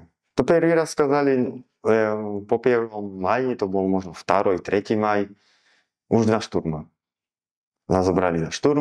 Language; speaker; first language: Russian; non-native, learner; Slovak